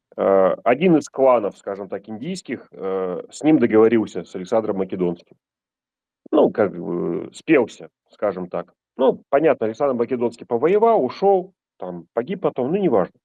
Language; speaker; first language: Russian; native; Russian